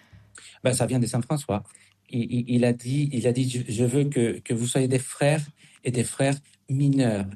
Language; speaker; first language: French; non-native, fluent; Spanish